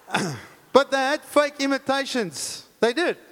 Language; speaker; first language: English; non-native, local second language; Afrikaans